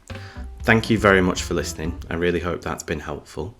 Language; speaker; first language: English; native; English